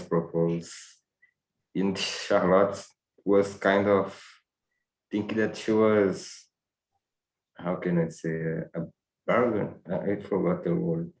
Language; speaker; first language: English; non-native, fluent; Portuguese